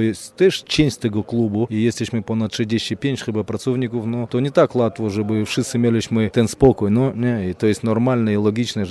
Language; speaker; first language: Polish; non-native, fluent; Russian